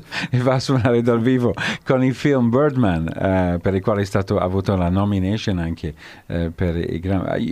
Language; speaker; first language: Italian; native; Italian